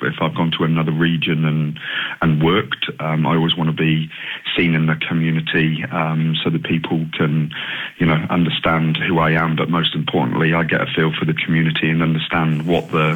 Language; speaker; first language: English; native; English